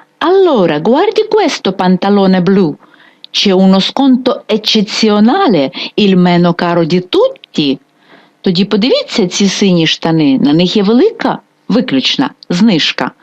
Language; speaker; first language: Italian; non-native, fluent; Ukrainian